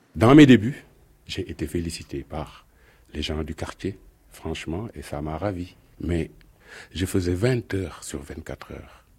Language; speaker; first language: French; non-native, local second language; Wolof